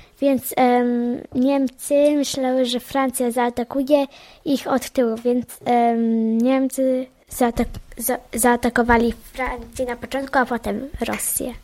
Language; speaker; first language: Polish; early bilingual, heritage; Polish